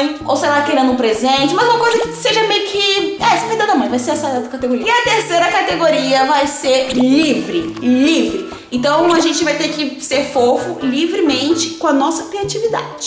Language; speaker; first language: Portuguese; native; Portuguese